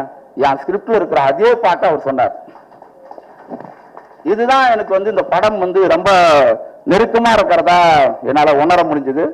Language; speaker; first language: Tamil; native; Tamil